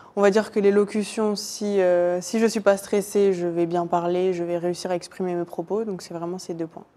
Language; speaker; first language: French; native; French